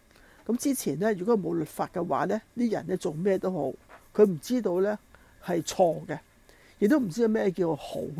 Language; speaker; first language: Chinese; non-native, local second language; Cantonese